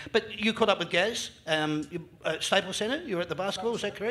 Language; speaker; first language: English; native; English